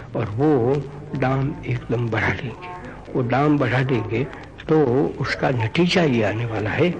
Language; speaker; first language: Hindi; non-native, local second language; Gujarati